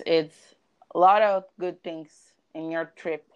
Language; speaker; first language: English; non-native, learner; Portuguese